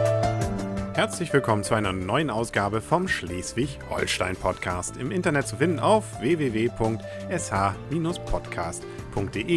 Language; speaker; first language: German; native; German